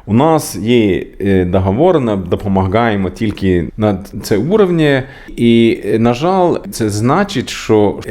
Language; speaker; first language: Ukrainian; non-native, learner; Swedish